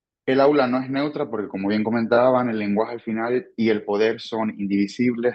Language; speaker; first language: Spanish; native; Spanish